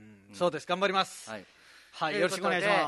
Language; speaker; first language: Japanese; non-native, fluent; Nepali